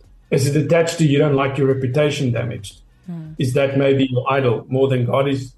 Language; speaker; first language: English; non-native, local second language; Afrikaans